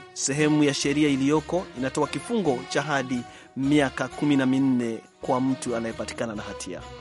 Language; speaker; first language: Swahili; non-native, local second language; Kikuyu